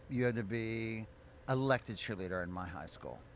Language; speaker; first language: English; native; English